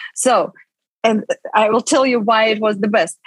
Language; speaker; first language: English; non-native, fluent; Russian